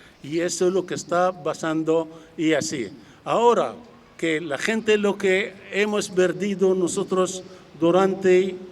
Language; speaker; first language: Spanish; non-native, fluent; Arabic